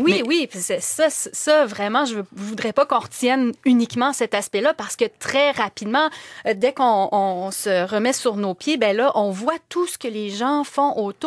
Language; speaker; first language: French; native; French